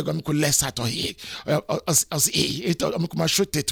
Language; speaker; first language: Hungarian; non-native, fluent; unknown